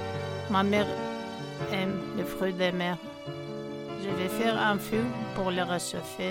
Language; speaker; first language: French; non-native, learner; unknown